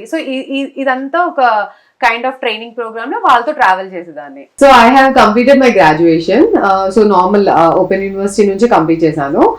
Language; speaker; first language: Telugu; non-native, local second language; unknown